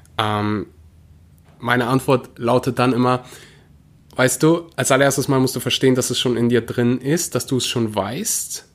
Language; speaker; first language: German; early bilingual, other home language; Russian